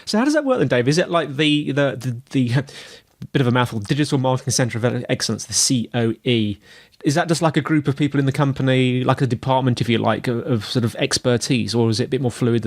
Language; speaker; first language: English; native; English